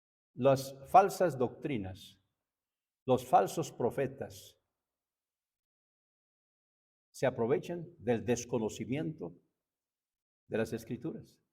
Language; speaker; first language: Spanish; native; Spanish